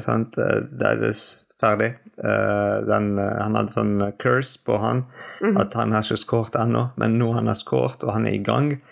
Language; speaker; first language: Norwegian; non-native, fluent; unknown